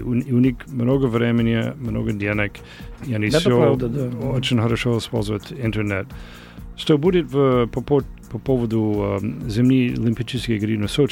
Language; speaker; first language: Russian; non-native, learner; English